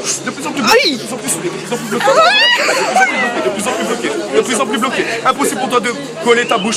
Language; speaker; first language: French; native; French